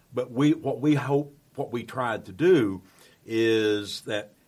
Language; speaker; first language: English; native; English